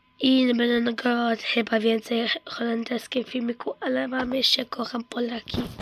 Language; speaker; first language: Polish; early bilingual, heritage; Dutch